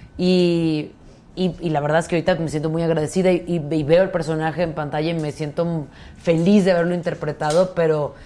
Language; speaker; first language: Spanish; native; Spanish